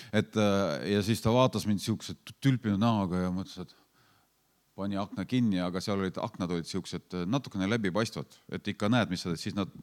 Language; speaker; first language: Estonian; non-native, fluent; Lithuanian